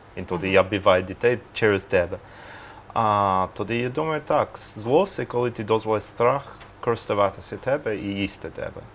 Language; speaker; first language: Ukrainian; non-native, learner; English